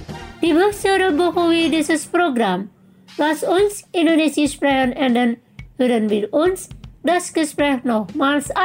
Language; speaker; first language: German; non-native, fluent; Indonesian